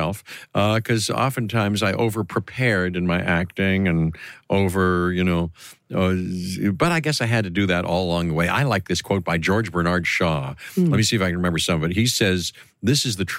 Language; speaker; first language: English; native; English